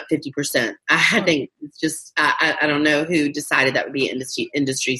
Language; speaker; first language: English; native; English